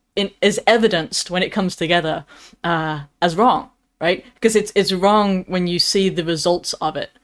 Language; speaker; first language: English; native; English